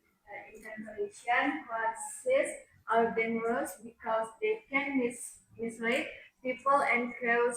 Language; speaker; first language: English; non-native, learner; Indonesian